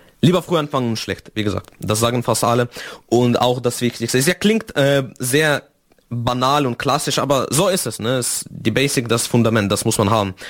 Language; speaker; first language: German; non-native, fluent; Russian